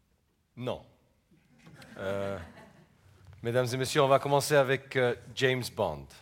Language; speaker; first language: French; non-native, fluent; English